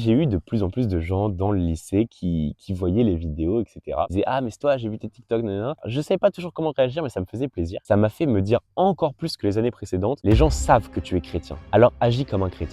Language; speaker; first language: French; native; French